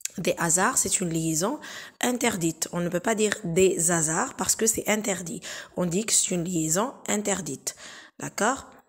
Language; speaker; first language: French; non-native, local second language; Arabic